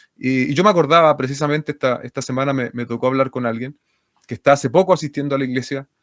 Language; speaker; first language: Spanish; native; Spanish